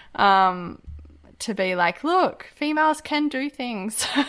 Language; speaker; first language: English; native; English